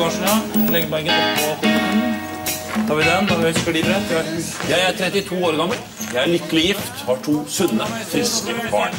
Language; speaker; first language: Norwegian; native; Norwegian